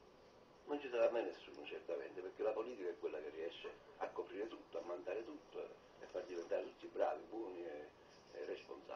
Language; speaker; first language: Italian; native; Italian